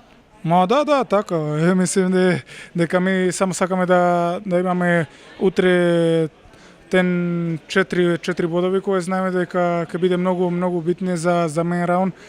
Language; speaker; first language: Macedonian; non-native, learner; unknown